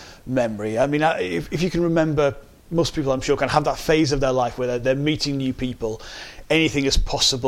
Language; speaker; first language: English; native; English